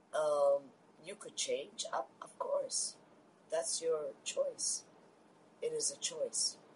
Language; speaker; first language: English; native; English